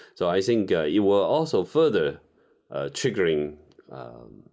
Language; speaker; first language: English; non-native, fluent; Chinese